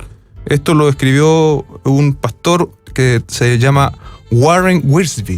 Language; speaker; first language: Spanish; native; Spanish